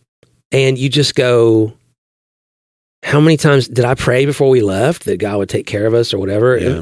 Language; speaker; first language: English; native; English